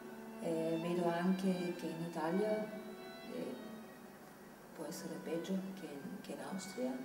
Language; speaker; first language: Italian; non-native, fluent; German